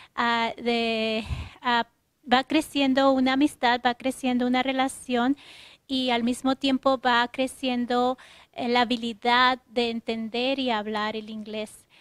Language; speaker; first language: Spanish; native; Spanish